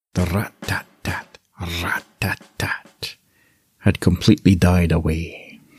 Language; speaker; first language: English; native; English